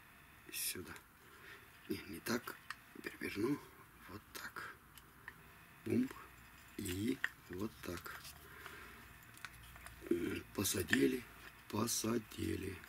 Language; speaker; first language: Russian; non-native, fluent; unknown